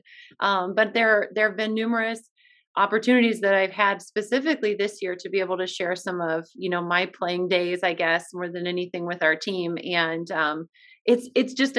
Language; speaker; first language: English; native; English